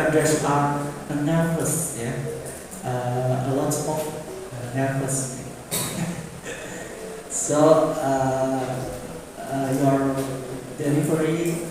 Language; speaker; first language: English; non-native, learner; Indonesian